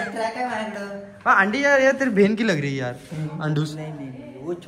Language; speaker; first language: Hindi; non-native, local second language; Marathi